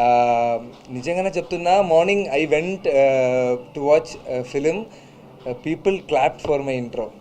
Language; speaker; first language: Telugu; non-native, learner; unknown